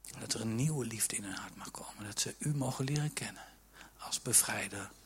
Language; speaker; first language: Dutch; native; Dutch